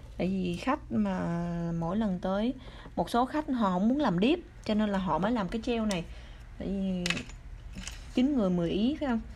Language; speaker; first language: Vietnamese; early bilingual, other home language; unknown